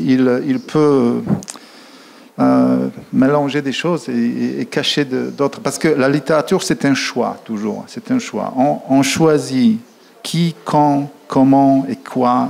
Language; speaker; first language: French; non-native, fluent; Polish